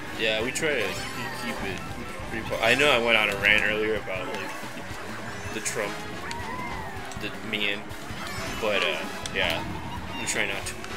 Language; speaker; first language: English; native; English